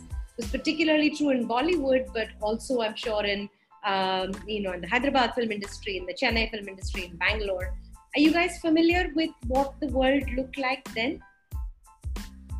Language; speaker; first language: English; non-native, local second language; Hindi